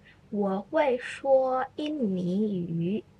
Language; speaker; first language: Chinese; non-native, fluent; Indonesian